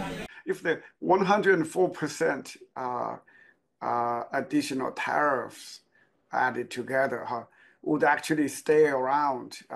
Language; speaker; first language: English; non-native, fluent; Chinese